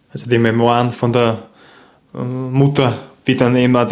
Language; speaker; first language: German; native; German